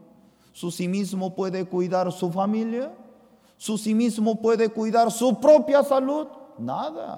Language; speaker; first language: Spanish; non-native, fluent; Korean